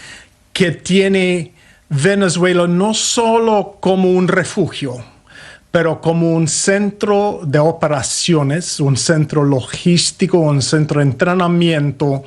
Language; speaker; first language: Spanish; non-native, fluent; English